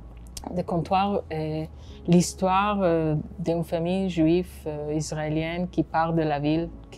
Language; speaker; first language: French; non-native, fluent; Hebrew